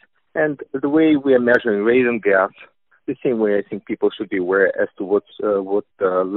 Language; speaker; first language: English; non-native, fluent; Russian